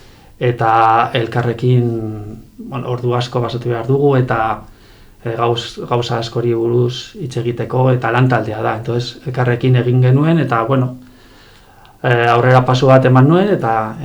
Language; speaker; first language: Basque; non-native, local second language; Spanish